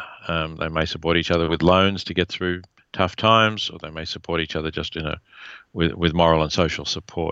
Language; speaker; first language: English; native; English